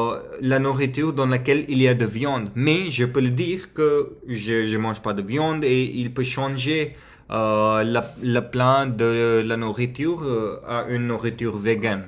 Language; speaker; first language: French; non-native, fluent; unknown